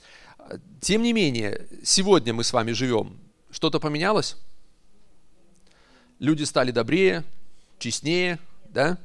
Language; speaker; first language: Russian; native; Russian